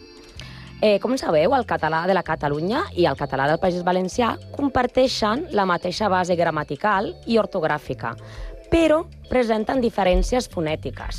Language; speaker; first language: Catalan; non-native, learner; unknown